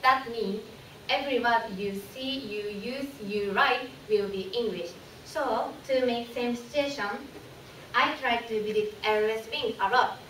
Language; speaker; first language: English; non-native, learner; Japanese